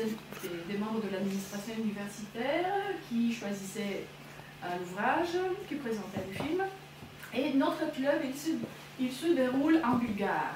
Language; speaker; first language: French; non-native, fluent; Bulgarian